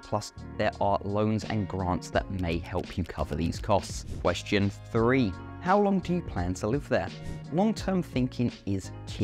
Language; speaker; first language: English; native; English